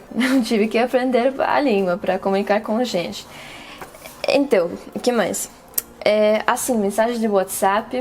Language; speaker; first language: Portuguese; non-native, fluent; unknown